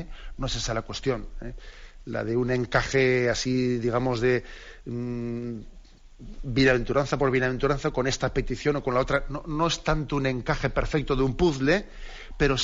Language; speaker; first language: Spanish; native; Spanish